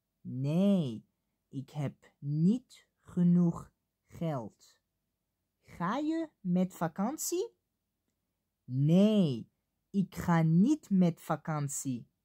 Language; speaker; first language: Dutch; non-native, fluent; Arabic